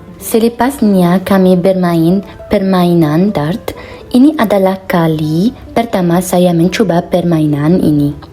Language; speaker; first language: Malay; non-native, learner; Arabic